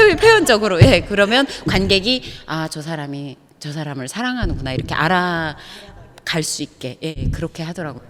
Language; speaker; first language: Korean; native; Korean